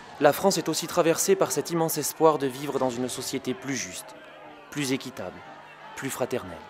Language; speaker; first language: French; native; French